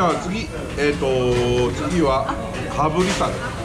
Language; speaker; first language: Japanese; native; Japanese